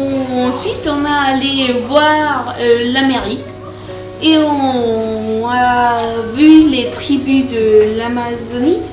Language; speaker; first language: French; non-native, fluent; Spanish